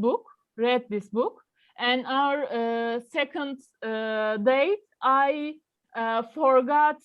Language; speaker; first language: English; non-native, learner; Turkish